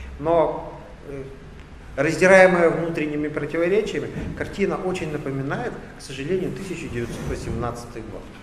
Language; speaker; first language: Russian; native; Russian